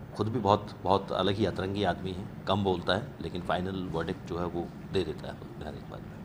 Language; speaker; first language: Hindi; native; Hindi